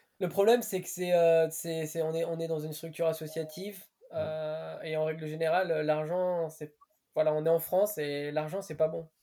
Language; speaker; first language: French; native; French